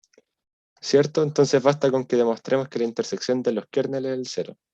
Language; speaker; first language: Spanish; native; Spanish